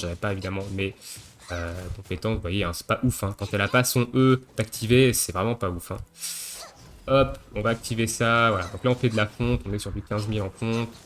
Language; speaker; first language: French; native; French